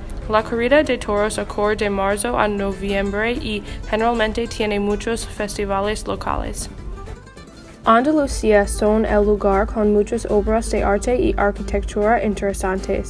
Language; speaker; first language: Spanish; non-native, learner; English